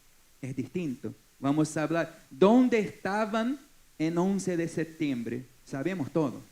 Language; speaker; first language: Spanish; non-native, fluent; Portuguese